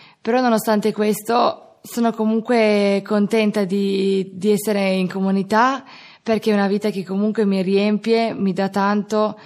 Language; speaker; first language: Italian; native; Italian